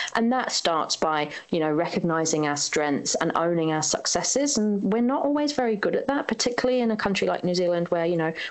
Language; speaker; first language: English; native; English